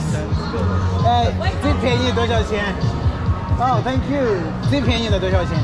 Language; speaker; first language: Chinese; non-native, fluent; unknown